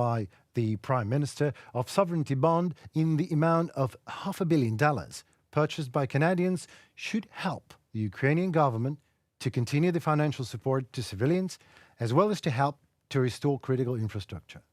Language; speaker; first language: English; non-native, fluent; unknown